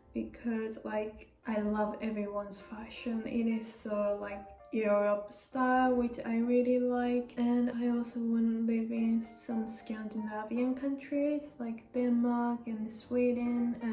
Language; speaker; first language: English; non-native, fluent; Japanese